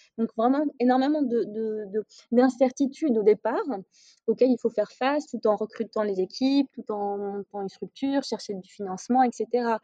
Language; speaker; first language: French; non-native, local second language; Arabic